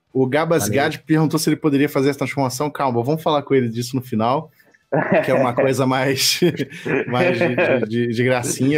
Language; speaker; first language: Portuguese; native; Portuguese